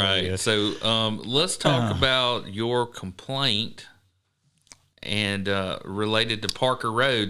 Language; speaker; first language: English; native; English